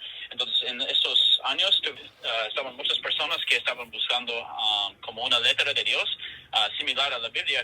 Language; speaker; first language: Spanish; non-native, fluent; English